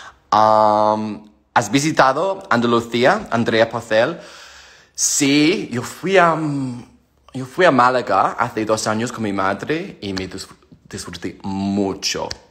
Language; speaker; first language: Spanish; non-native, learner; English